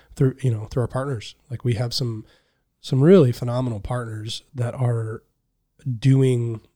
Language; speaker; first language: English; native; English